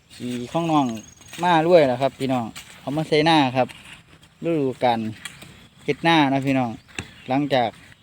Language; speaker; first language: Thai; native; Thai